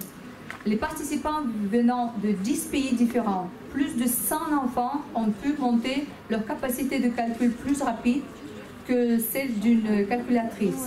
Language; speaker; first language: French; non-native, fluent; Chechen